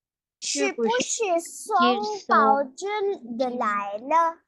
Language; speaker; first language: Chinese; non-native, learner; Hindi